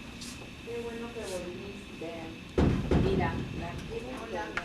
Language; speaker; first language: Spanish; native; Spanish